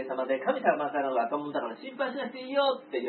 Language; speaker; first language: Japanese; native; Japanese